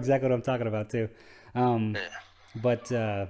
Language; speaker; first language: English; native; English